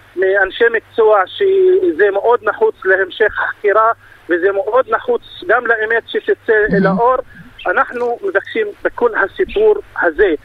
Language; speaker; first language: Hebrew; non-native, local second language; Arabic